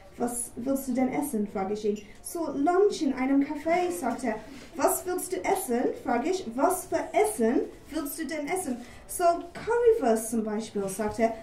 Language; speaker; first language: German; non-native, fluent; English